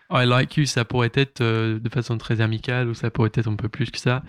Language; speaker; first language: French; native; French